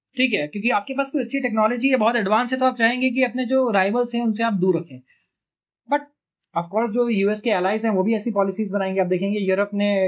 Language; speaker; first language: Hindi; native; Hindi